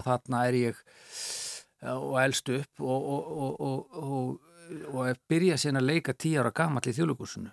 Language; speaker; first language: Icelandic; native; Icelandic